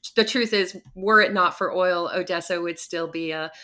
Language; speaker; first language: English; native; English